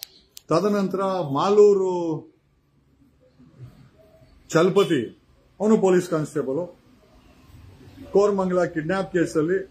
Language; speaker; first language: Kannada; native; Kannada